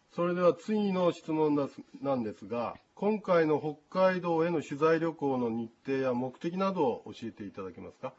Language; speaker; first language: Japanese; native; Japanese